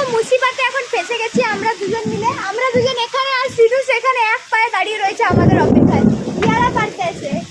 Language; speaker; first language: Bangla; non-native, local second language; Santali